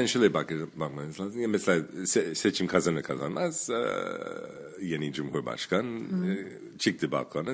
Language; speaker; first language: Turkish; non-native, fluent; English